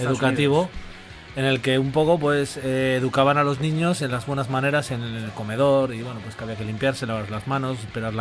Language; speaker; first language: Spanish; native; Spanish